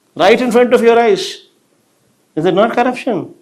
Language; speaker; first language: English; non-native, local second language; Telugu